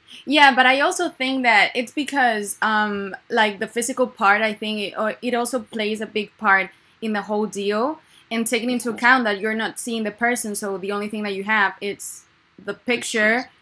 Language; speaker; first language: English; non-native, fluent; Spanish